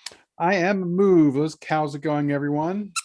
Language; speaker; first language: English; native; English